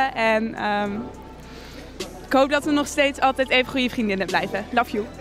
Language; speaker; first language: Dutch; native; Dutch